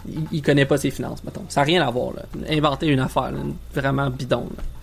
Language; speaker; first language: French; native; French